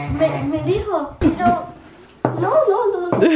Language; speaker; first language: Spanish; non-native, learner; Japanese